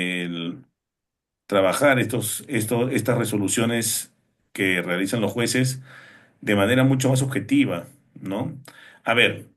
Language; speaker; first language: Spanish; native; Spanish